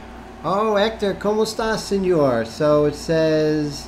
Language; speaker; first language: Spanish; non-native, learner; English